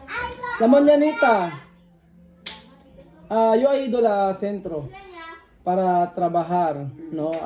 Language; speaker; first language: Spanish; non-native, learner; Filipino